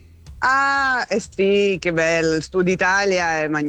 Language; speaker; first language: Spanish; non-native, learner; Italian